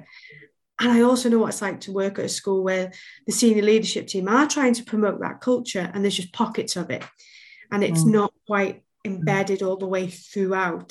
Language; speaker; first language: English; native; English